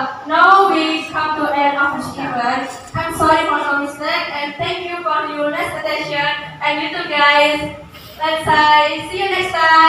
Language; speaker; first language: English; non-native, learner; Indonesian